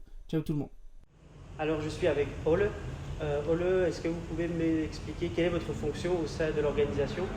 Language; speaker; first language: French; native; French